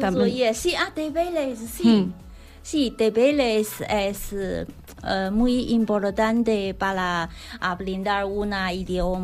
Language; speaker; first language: Spanish; non-native, learner; Chinese